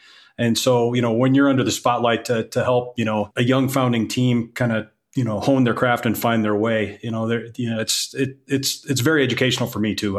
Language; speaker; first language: English; native; English